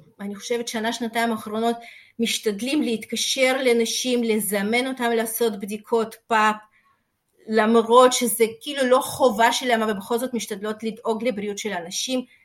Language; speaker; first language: Hebrew; non-native, fluent; Russian